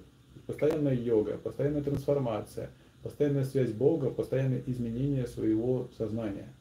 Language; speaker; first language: Russian; native; Russian